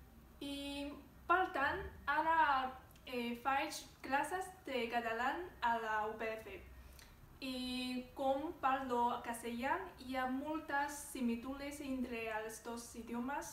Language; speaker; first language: Catalan; non-native, learner; Chinese